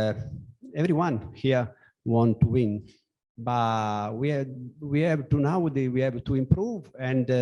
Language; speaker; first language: English; non-native, learner; Italian